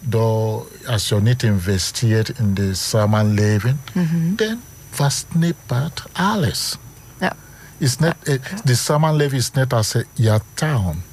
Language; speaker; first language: Dutch; non-native, fluent; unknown